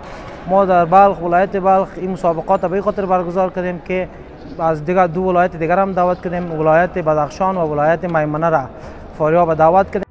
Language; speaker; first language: Persian; native; Persian